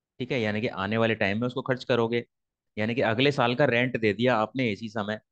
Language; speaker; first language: Hindi; native; Hindi